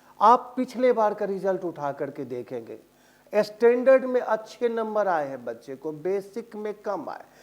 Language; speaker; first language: Hindi; native; Hindi